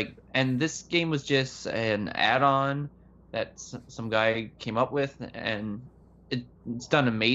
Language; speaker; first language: English; native; English